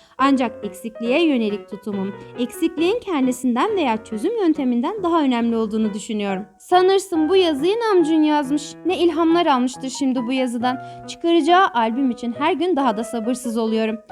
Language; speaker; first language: Turkish; native; Turkish